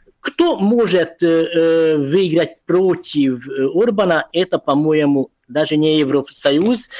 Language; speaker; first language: Russian; non-native, fluent; Hungarian